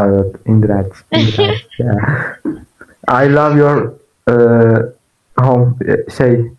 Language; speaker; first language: English; non-native, learner; Turkish